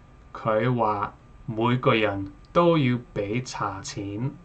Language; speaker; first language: Cantonese; non-native, learner; English